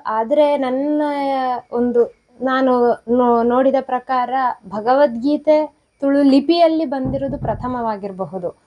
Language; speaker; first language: Kannada; non-native, local second language; Tulu